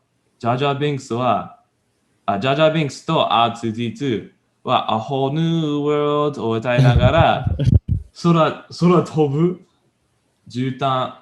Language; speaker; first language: Japanese; non-native, learner; English